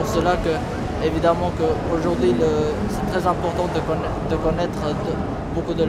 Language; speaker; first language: French; non-native, fluent; Albanian